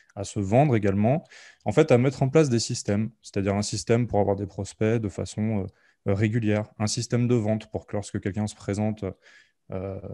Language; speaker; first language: French; native; French